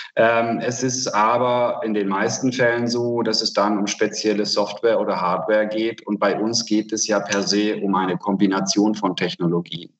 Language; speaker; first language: German; non-native, fluent; Hungarian